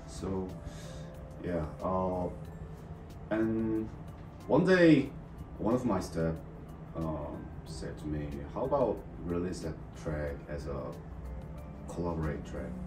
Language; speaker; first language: English; non-native, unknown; Korean